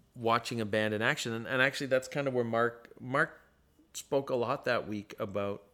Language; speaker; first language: English; native; English